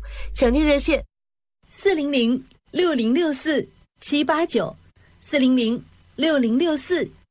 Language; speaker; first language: Chinese; native; Chinese